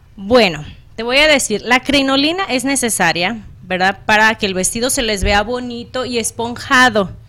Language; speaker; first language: Spanish; native; Spanish